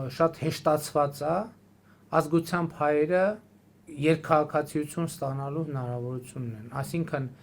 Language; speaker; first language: Armenian; native; Armenian